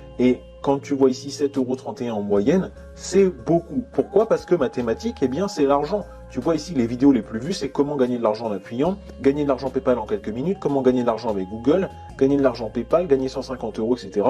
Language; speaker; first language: French; native; French